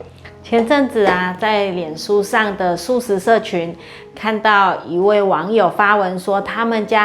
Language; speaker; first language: Chinese; native; Chinese